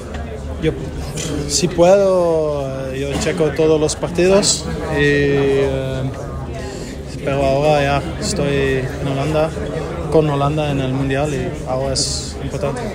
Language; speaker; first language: Spanish; non-native, learner; Dutch